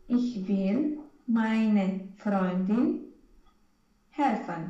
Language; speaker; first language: German; non-native, learner; Romanian